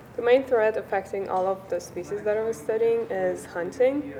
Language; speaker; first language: English; non-native, fluent; Persian